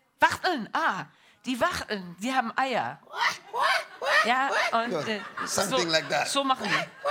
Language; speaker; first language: German; non-native, learner; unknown